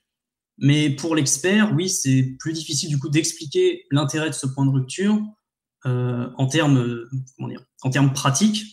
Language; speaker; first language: French; native; French